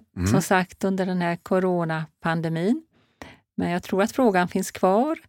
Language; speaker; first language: Swedish; native; Swedish